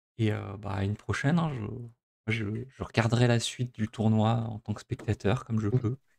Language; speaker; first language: French; native; French